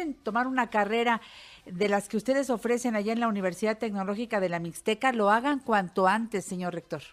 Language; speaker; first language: Spanish; native; Spanish